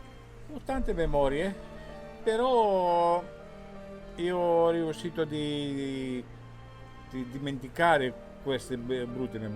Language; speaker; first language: Italian; non-native, fluent; Greek